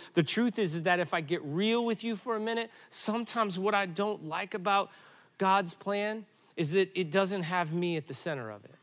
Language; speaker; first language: English; native; English